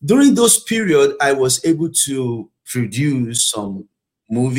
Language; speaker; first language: English; non-native, local second language; Yoruba